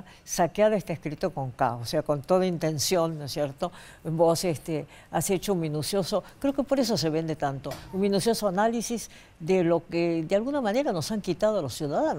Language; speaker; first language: Spanish; native; Spanish